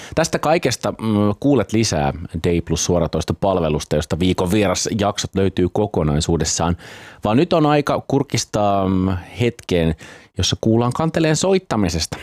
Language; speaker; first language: Finnish; native; Finnish